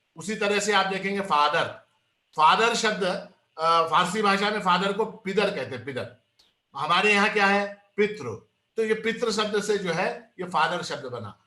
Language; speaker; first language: Hindi; non-native, local second language; Kannada